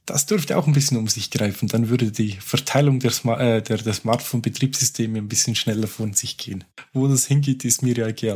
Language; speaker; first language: German; native; German